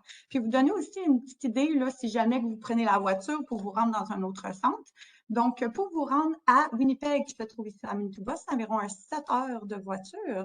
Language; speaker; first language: French; native; French